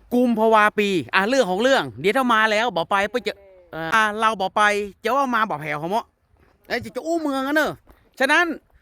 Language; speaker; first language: Thai; native; Thai